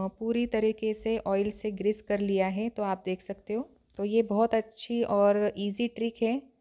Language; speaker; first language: Hindi; non-native, local second language; Marathi